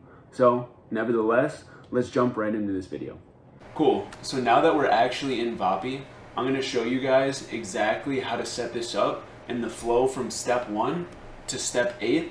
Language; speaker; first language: English; native; English